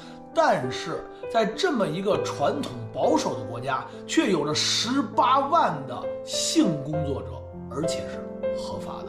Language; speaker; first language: Chinese; native; Chinese